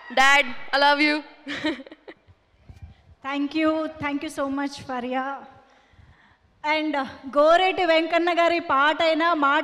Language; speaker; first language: Telugu; native; Telugu